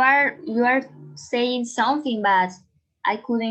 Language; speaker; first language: English; non-native, learner; Spanish